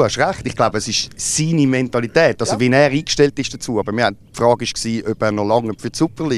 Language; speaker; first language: German; native; German